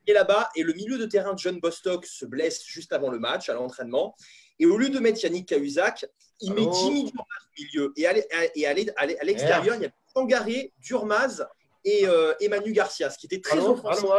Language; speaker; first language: French; native; French